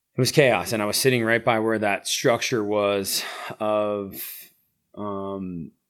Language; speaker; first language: English; native; English